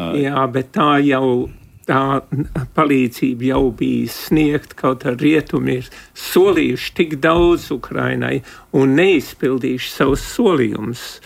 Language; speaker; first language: Latvian; early bilingual, heritage; Latvian